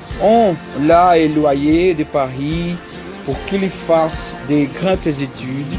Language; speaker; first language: French; non-native, learner; Portuguese